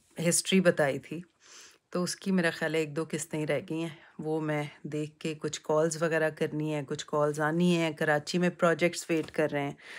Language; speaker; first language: Urdu; native; Urdu